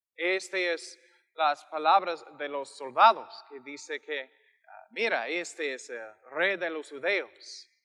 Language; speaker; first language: Spanish; non-native, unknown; English